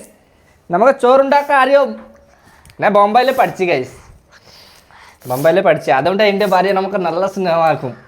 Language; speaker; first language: Malayalam; early bilingual, heritage; Malayalam